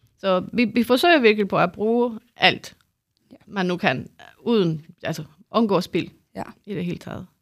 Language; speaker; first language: Danish; non-native, fluent; Spanish